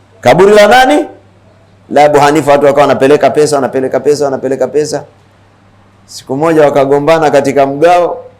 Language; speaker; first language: Swahili; native; Swahili